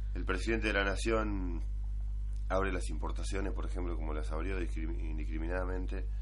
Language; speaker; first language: Spanish; native; Spanish